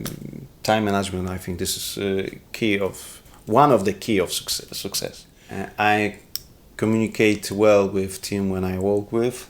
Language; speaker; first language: English; non-native, learner; Polish